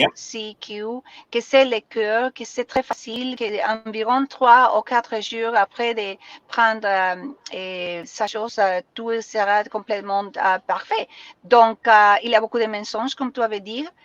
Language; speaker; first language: French; non-native, learner; Spanish